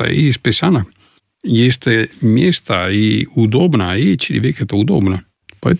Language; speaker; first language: Russian; non-native, learner; Italian